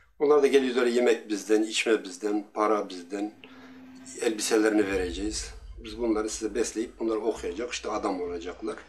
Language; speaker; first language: Turkish; non-native, local second language; Kurdish